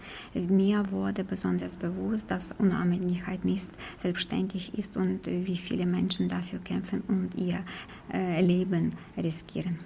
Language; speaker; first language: German; non-native, fluent; Ukrainian